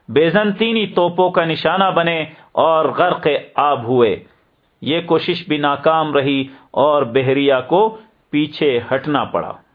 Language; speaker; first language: Urdu; native; Urdu